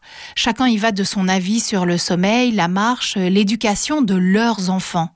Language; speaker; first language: French; native; French